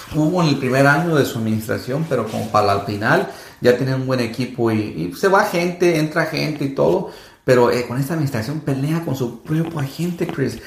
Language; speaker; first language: Spanish; early bilingual, heritage; Spanish